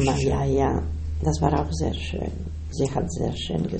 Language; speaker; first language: German; non-native, learner; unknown